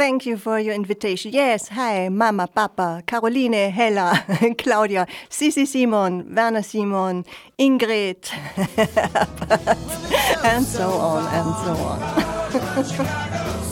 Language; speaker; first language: English; non-native, fluent; German